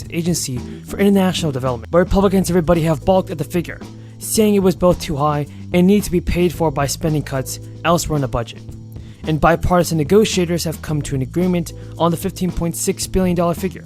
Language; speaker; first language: English; native; English